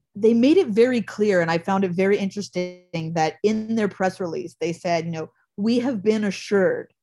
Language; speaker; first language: English; native; English